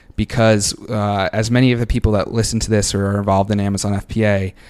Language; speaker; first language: English; native; English